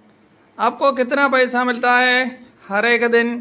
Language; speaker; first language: Hindi; non-native, local second language; Malayalam